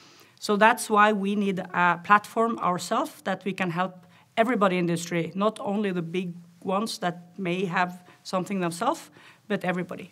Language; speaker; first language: English; non-native, fluent; Norwegian